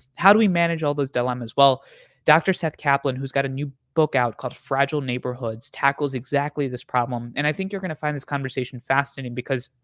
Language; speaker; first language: English; native; English